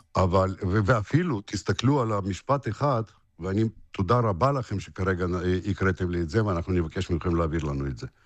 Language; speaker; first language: Hebrew; non-native, fluent; Russian